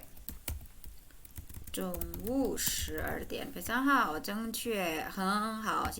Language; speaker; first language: Chinese; non-native, fluent; Indonesian